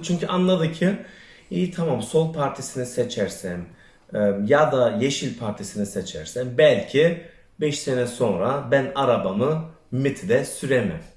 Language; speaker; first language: Turkish; early bilingual, other home language; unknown